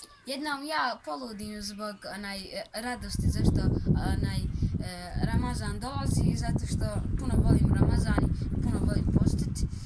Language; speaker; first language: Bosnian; early bilingual, heritage; Bosnian